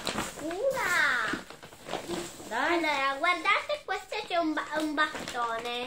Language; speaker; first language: Italian; early bilingual, other home language; Filipino